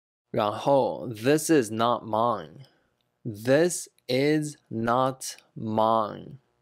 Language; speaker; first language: English; non-native, fluent; Chinese